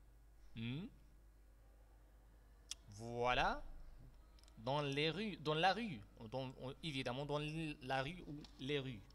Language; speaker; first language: French; non-native, fluent; Arabic